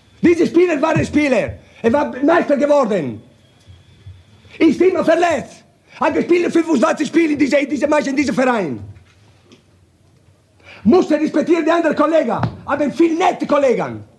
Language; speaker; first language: German; non-native, learner; Italian